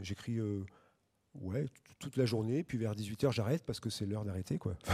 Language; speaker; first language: French; native; French